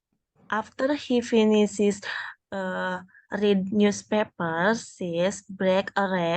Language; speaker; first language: English; non-native, learner; Indonesian